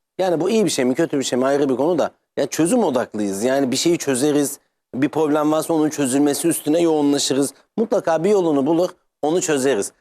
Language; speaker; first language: Turkish; native; Turkish